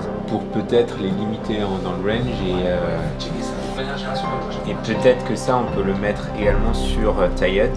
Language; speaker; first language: French; native; French